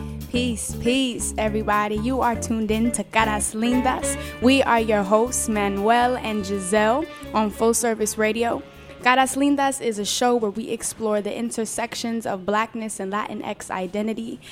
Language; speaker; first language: English; native; English